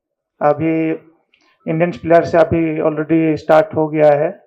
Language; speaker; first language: Hindi; non-native, local second language; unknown